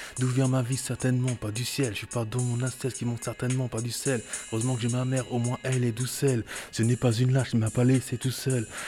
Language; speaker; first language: French; early bilingual, other home language; Haitian Creole